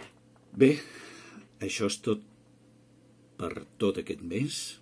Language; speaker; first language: Catalan; native; Catalan